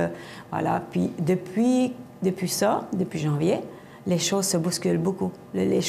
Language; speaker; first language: French; native; French